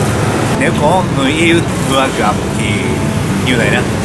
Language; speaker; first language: Vietnamese; non-native, learner; Japanese